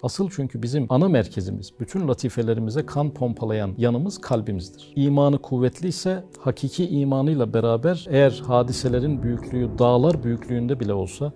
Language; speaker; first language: Turkish; native; Turkish